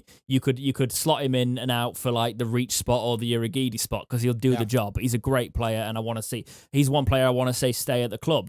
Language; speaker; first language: English; native; English